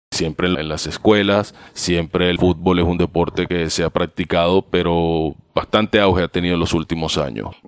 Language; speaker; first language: Spanish; native; Spanish